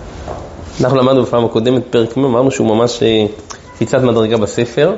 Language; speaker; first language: Hebrew; native; Hebrew